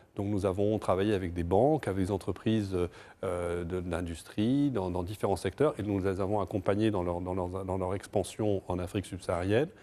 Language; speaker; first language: French; non-native, fluent; Portuguese